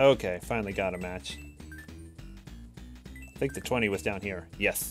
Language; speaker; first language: English; native; English